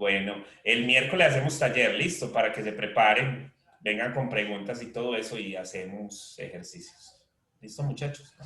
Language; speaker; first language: Spanish; native; Spanish